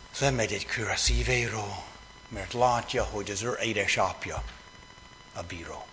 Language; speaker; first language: Hungarian; non-native, fluent; English